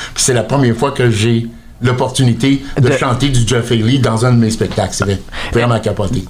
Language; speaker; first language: French; native; French